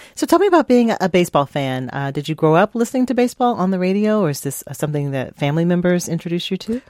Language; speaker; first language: English; native; English